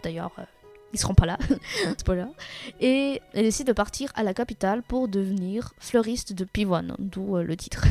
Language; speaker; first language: French; native; French